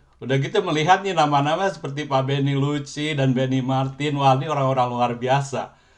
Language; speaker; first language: Indonesian; native; Indonesian